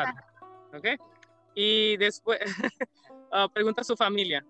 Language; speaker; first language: Spanish; non-native, learner; Hindi